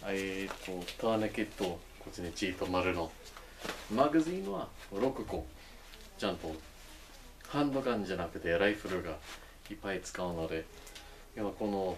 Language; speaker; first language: Japanese; non-native, learner; English